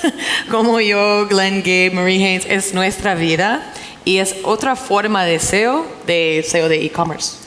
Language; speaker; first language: Spanish; non-native, fluent; English